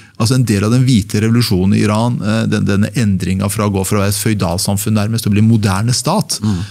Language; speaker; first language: Norwegian; early bilingual, other home language; Persian